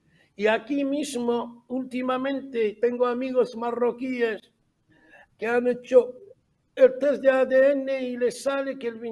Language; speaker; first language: Spanish; non-native, fluent; Arabic